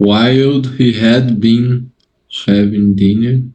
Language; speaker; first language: English; non-native, learner; Portuguese